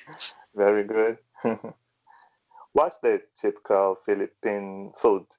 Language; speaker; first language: English; non-native, learner; Portuguese